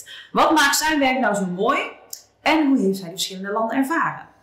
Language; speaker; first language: Dutch; native; Dutch